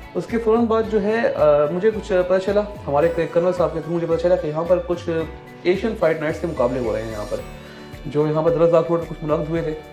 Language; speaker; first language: Urdu; non-native, local second language; Pashto